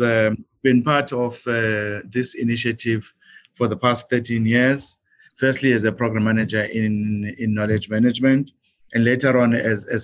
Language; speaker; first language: English; non-native, local second language; Zulu